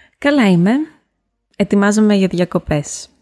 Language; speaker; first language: Greek; native; Greek